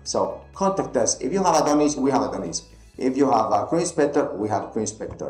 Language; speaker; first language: English; non-native, fluent; Spanish